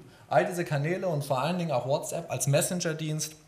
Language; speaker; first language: German; native; German